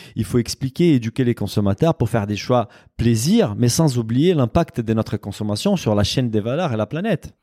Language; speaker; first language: French; non-native, fluent; Portuguese